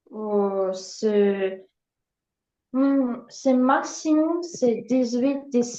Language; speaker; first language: French; non-native, learner; Ukrainian